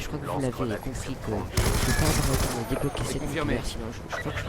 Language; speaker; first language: French; native; French